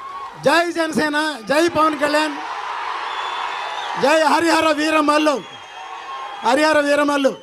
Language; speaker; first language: Telugu; native; Telugu